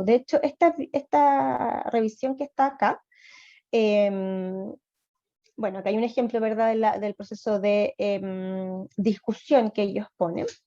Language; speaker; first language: Spanish; native; Spanish